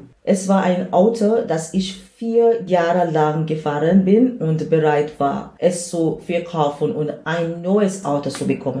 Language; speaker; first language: German; non-native, learner; English